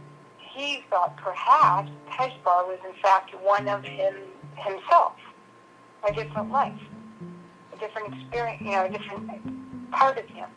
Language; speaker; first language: English; native; English